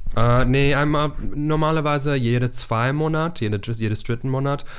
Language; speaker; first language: German; non-native, fluent; English